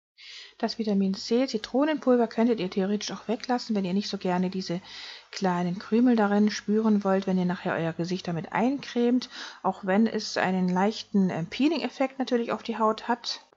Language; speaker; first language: German; native; German